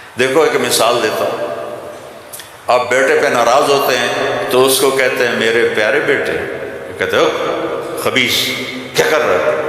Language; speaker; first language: Urdu; non-native, local second language; Punjabi